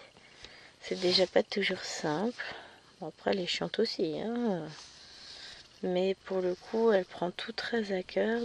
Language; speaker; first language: French; native; French